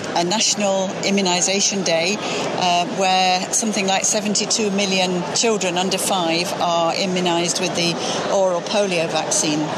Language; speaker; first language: English; native; English